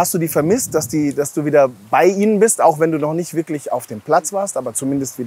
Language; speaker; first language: German; native; German